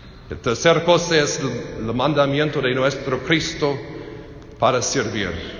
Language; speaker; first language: Spanish; non-native, learner; English